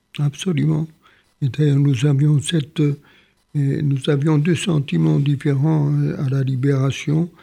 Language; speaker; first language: French; non-native, fluent; Polish